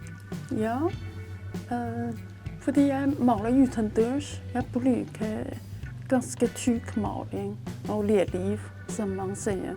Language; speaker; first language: Norwegian; non-native, learner; Chinese